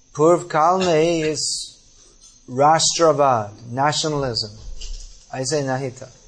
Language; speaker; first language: Hindi; non-native, fluent; English